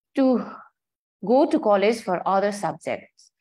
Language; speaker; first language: English; non-native, local second language; Nepali